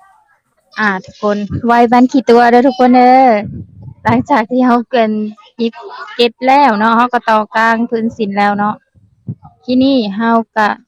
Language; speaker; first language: Thai; non-native, local second language; Northeastern Thai